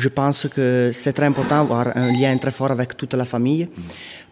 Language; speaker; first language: French; non-native, local second language; Italian